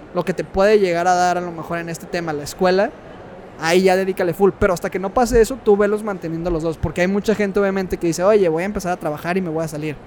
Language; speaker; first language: Spanish; native; Spanish